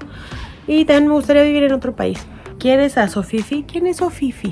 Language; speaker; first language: Spanish; native; Spanish